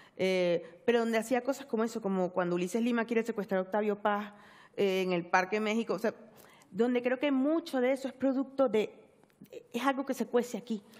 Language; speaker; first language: Spanish; native; Spanish